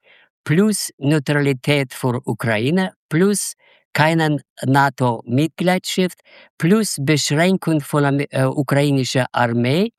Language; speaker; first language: German; non-native, fluent; Russian